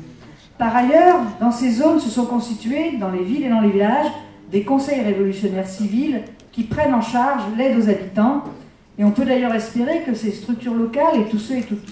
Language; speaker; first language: French; native; French